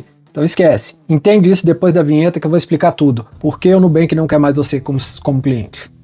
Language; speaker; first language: Portuguese; native; Portuguese